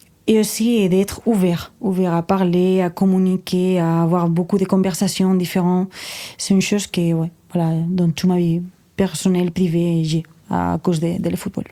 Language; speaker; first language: French; non-native, fluent; Spanish